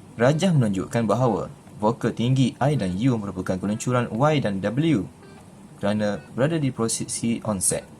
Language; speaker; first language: Malay; native; Malay